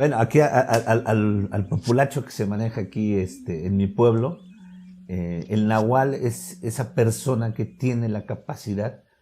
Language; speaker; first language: Spanish; native; Spanish